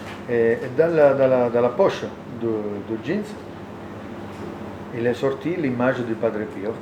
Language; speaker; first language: French; non-native, learner; Italian